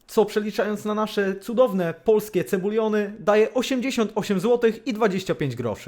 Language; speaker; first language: Polish; native; Polish